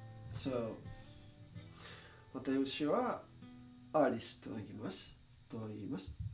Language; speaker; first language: Japanese; non-native, learner; English